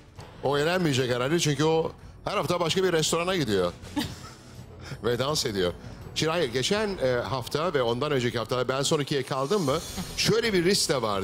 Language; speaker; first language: Turkish; native; Turkish